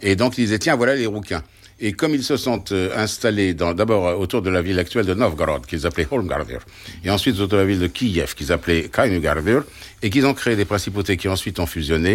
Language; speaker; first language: French; native; French